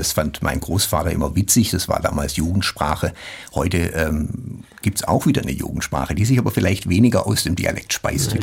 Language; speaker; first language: German; native; German